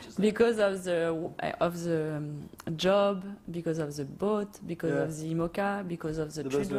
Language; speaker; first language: English; non-native, learner; French